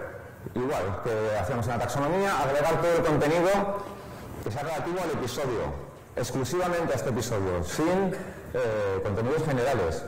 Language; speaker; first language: Spanish; native; Spanish